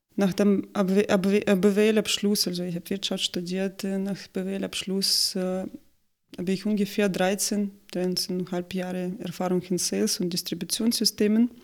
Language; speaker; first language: German; non-native, fluent; Russian